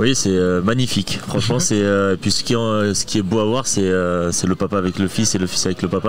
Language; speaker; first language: French; native; French